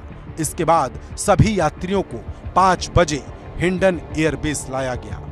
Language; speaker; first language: Hindi; native; Hindi